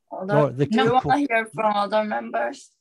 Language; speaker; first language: English; non-native, learner; Korean